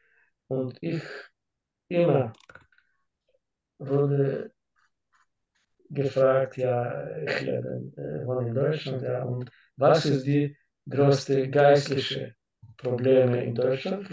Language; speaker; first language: German; non-native, learner; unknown